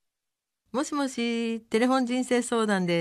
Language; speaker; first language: Japanese; native; Japanese